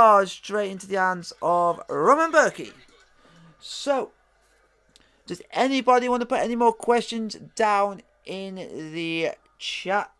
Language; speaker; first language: English; native; English